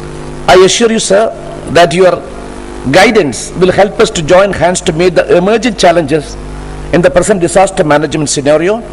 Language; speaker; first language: English; non-native, local second language; Malayalam